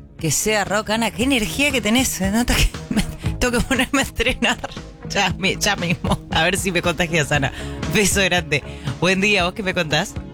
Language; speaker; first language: Spanish; native; Spanish